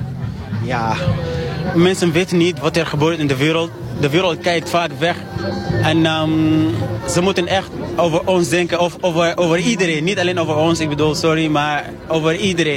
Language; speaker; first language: Dutch; non-native, fluent; Arabic